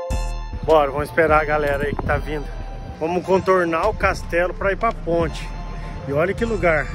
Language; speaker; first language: Portuguese; native; Portuguese